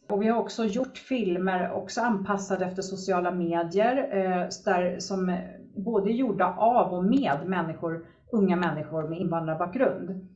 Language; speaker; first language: Swedish; native; Swedish